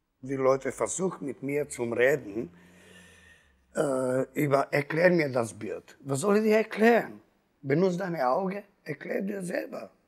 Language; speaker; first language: German; non-native, learner; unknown